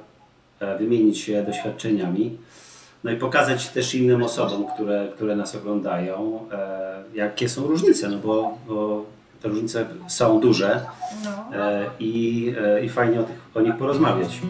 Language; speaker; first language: Polish; native; Polish